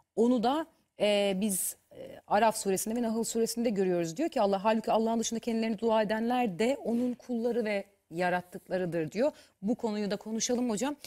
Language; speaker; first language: Turkish; native; Turkish